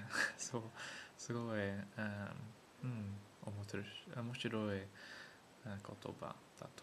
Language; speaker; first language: Japanese; non-native, learner; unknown